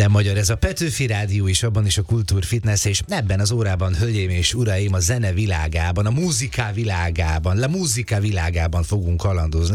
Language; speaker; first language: Hungarian; native; Hungarian